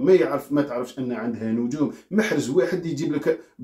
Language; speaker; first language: Arabic; native; Arabic